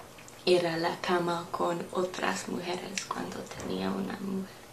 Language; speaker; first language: Spanish; non-native, learner; English